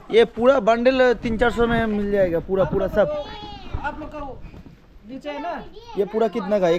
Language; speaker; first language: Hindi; non-native, local second language; Bangla